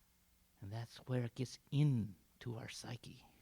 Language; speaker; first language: English; native; English